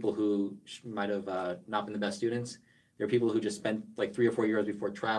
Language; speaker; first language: English; native; English